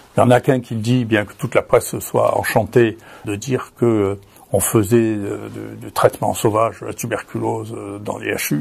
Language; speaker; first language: French; native; French